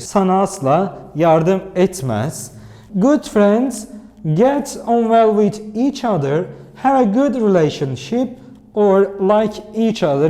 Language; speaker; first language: English; non-native, fluent; Turkish